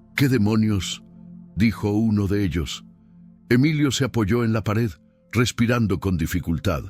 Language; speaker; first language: Spanish; native; Spanish